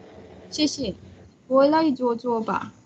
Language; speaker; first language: Chinese; non-native, learner; Malay